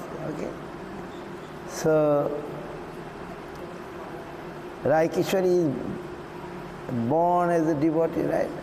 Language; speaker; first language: English; non-native, local second language; Bangla